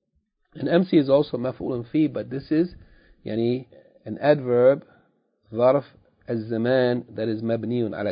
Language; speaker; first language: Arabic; non-native, fluent; English